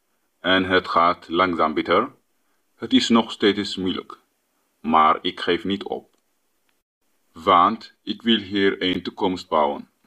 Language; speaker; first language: Dutch; non-native, learner; Tigrinya